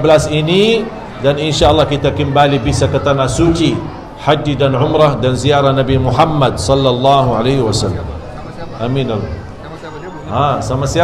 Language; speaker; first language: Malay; non-native, fluent; Arabic